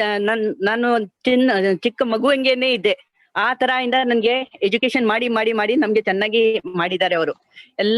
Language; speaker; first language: Kannada; non-native, local second language; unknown